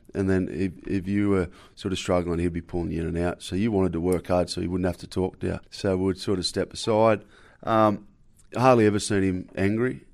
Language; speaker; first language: English; native; English